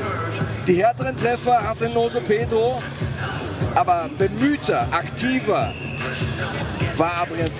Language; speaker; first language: German; native; German